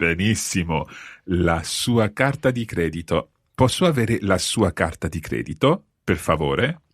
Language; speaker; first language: Italian; non-native, fluent; English